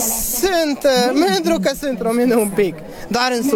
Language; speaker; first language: Romanian; non-native, local second language; Hungarian